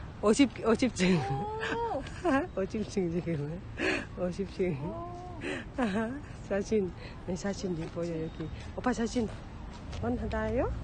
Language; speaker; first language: Korean; non-native, learner; Thai